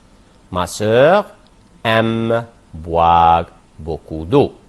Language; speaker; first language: French; non-native, fluent; Arabic